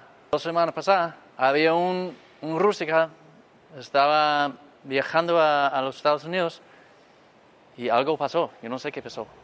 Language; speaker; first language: Spanish; non-native, fluent; English